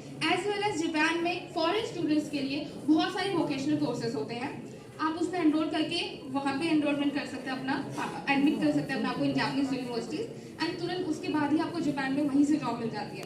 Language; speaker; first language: Hindi; native; Hindi